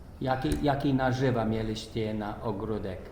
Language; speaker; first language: Polish; early bilingual, heritage; Polish